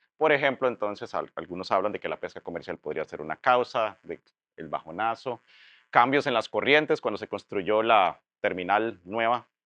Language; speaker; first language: Spanish; native; Spanish